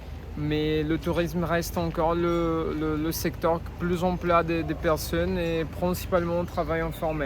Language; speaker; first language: French; non-native, fluent; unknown